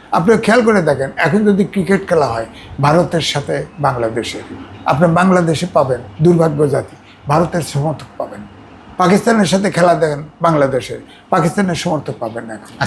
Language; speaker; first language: Bangla; native; Bangla